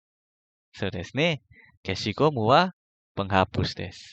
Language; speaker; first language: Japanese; non-native, fluent; Indonesian